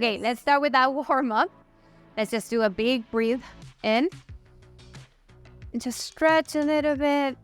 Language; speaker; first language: English; non-native, fluent; Italian